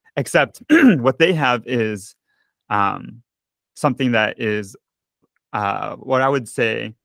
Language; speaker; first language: English; early bilingual, other home language; Japanese